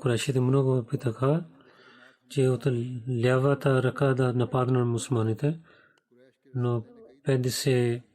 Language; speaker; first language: Bulgarian; non-native, learner; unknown